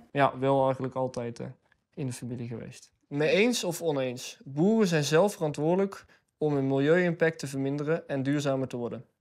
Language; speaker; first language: Dutch; native; Dutch